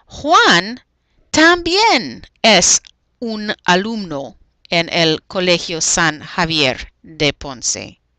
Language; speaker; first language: Spanish; non-native, fluent; English